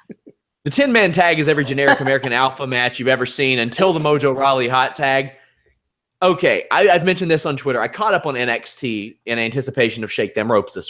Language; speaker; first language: English; native; English